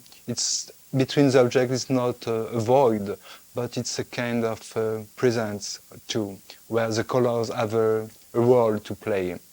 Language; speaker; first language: English; non-native, fluent; French